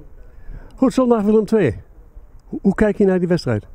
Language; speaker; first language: Dutch; native; Dutch